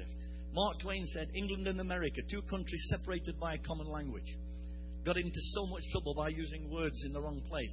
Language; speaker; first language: English; native; English